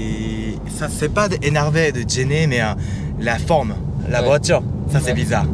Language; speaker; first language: French; non-native, fluent; Japanese